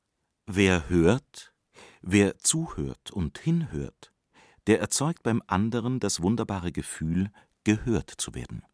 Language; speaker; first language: German; native; German